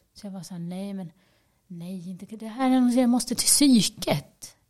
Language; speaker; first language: Swedish; early bilingual, other home language; Portuguese